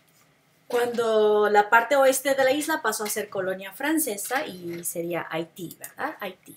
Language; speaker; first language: Spanish; non-native, fluent; English